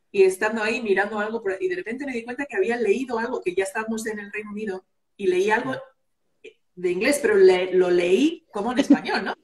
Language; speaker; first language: Spanish; early bilingual, other home language; English